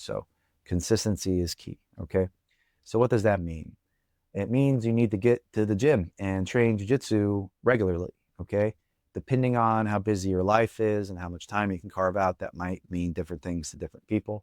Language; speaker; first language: English; native; English